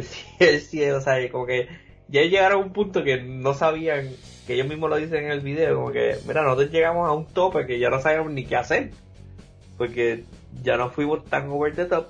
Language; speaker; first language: Spanish; native; Spanish